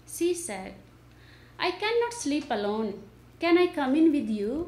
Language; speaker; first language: English; non-native, local second language; Nepali